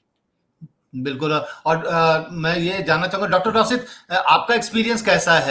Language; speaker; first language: Hindi; native; Hindi